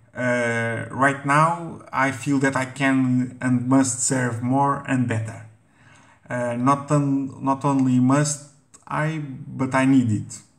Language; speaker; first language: English; non-native, fluent; Portuguese